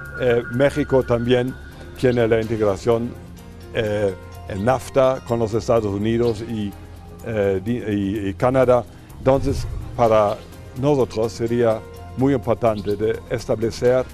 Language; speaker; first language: Spanish; non-native, fluent; German